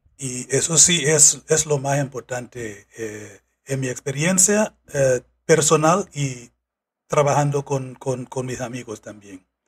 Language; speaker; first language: Spanish; non-native, fluent; English